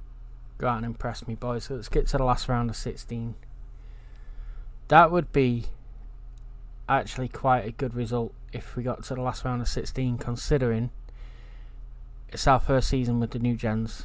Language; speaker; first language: English; native; English